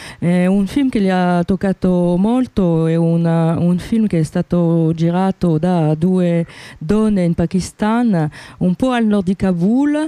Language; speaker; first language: Italian; non-native, fluent; French